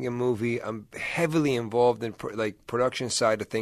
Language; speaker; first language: English; native; English